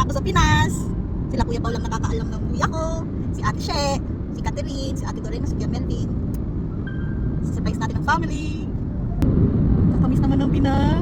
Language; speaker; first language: Filipino; native; Filipino